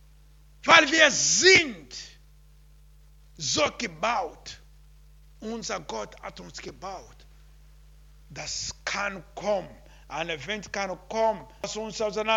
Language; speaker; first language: German; non-native, learner; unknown